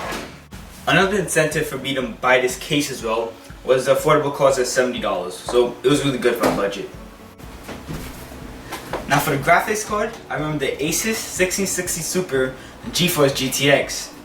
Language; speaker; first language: English; native; English